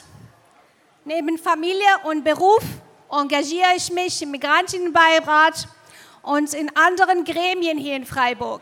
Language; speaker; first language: German; non-native, fluent; Arabic